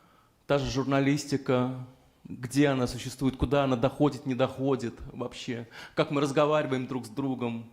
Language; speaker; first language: Russian; native; Russian